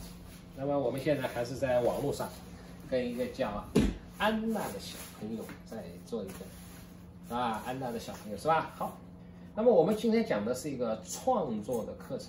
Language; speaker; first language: Chinese; native; Chinese